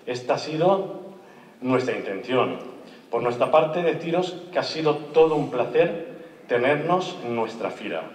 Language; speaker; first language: Spanish; non-native, local second language; Catalan